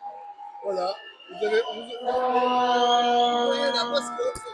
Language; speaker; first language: French; native; French